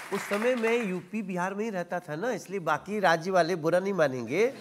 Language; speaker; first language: Hindi; native; Hindi